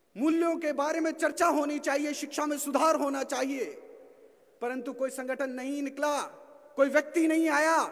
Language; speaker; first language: Hindi; native; Hindi